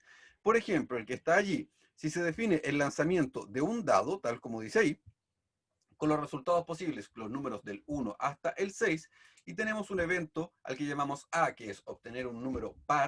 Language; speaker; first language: Spanish; native; Spanish